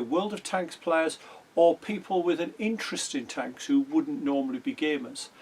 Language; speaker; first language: English; native; English